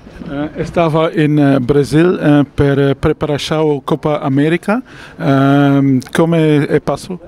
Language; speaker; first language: Portuguese; non-native, learner; Spanish